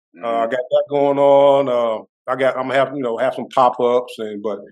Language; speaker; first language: English; native; English